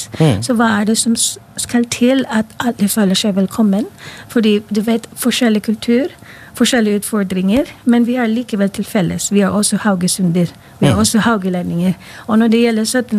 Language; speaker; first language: Norwegian; non-native, fluent; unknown